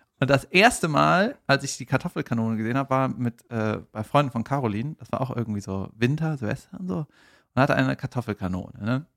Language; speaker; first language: German; native; German